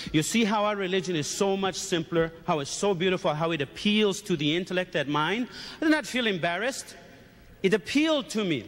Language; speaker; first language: English; native; English